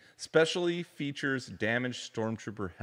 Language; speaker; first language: English; native; English